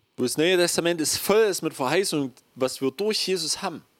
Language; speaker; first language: German; native; German